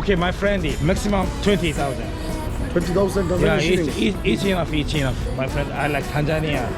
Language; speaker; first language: English; non-native, learner; Korean